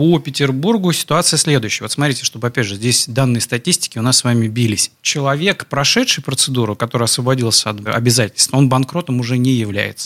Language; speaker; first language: Russian; native; Russian